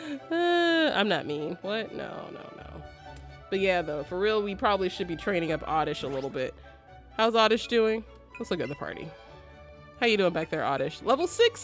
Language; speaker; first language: English; native; English